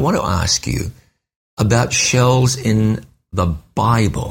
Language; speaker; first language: English; native; English